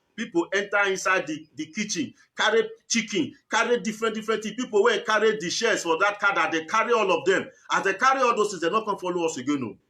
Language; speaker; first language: Nigerian Pidgin; native; Nigerian Pidgin